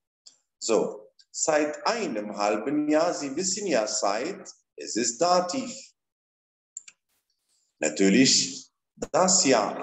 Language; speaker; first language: German; non-native, fluent; Arabic